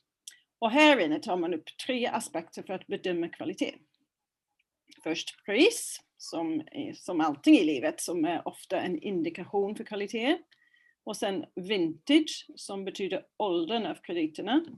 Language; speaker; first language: Swedish; non-native, fluent; English